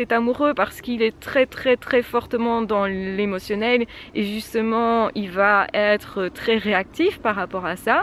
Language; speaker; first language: French; native; French